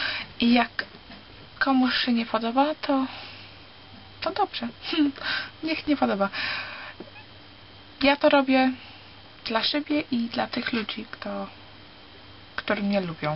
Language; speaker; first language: Polish; early bilingual, heritage; Polish